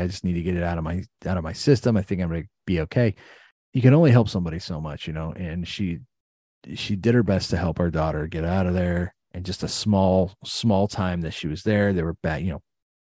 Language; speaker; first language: English; native; English